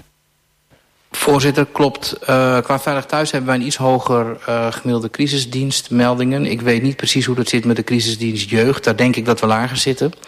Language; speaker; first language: Dutch; native; Dutch